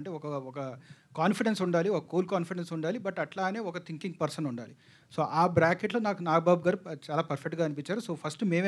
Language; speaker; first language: Telugu; native; Telugu